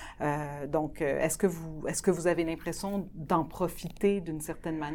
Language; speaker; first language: French; native; French